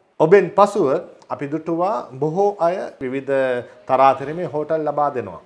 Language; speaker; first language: Sinhala; native; Sinhala